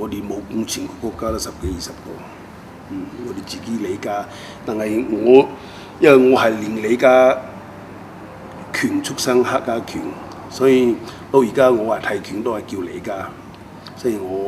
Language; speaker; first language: Cantonese; non-native, local second language; Min Nan Chinese